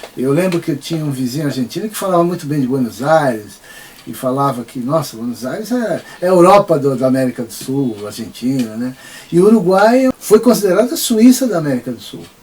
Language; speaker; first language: Portuguese; native; Portuguese